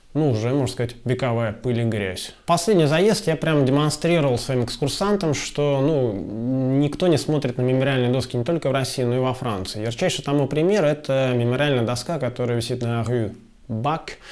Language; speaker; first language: Russian; native; Russian